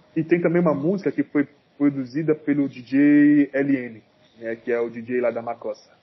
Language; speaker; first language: Portuguese; non-native, fluent; French